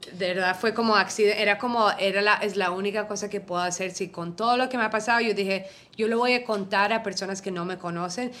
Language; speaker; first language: Spanish; early bilingual, heritage; Spanish